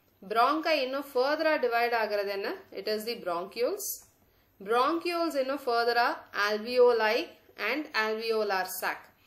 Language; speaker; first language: English; non-native, local second language; Tamil